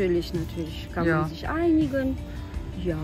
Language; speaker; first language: German; non-native, fluent; Polish